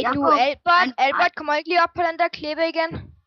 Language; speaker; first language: Danish; native; Danish